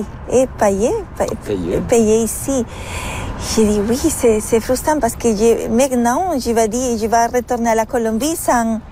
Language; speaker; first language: French; non-native, learner; Spanish